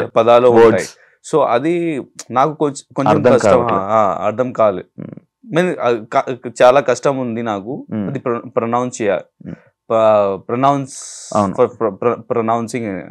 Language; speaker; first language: Telugu; non-native, local second language; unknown